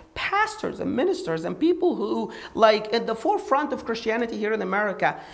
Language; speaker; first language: English; non-native, fluent; Arabic